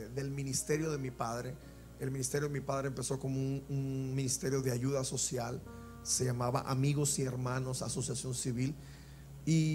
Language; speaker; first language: Spanish; native; Spanish